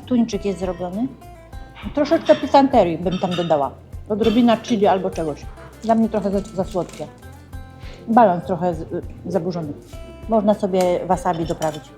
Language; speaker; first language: Polish; native; Polish